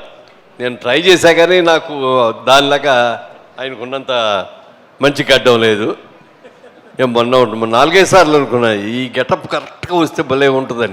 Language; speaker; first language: Telugu; native; Telugu